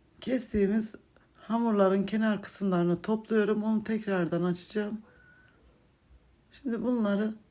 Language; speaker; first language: Turkish; native; Turkish